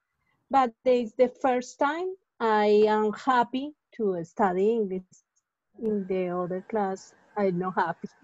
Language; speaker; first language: English; non-native, learner; Spanish